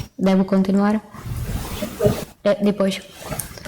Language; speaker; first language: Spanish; non-native, learner; Czech